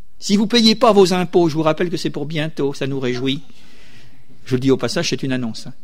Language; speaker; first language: French; native; French